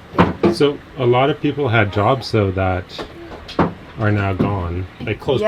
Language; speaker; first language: English; native; English